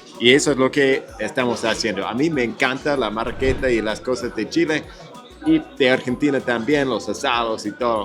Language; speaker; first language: Spanish; non-native, fluent; English